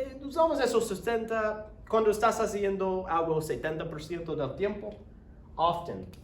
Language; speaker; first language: Spanish; non-native, learner; English